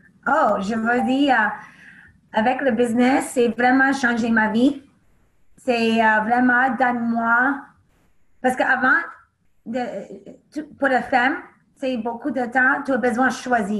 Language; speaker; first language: French; non-native, learner; English